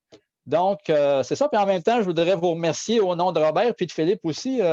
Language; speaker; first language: French; native; French